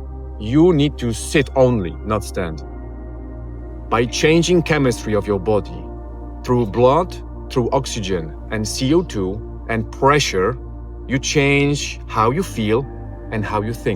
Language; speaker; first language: English; non-native, fluent; Polish